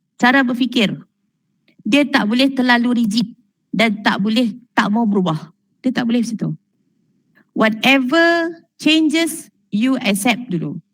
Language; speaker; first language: Malay; native; Malay